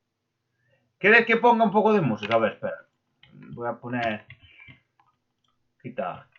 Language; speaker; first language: Spanish; native; Spanish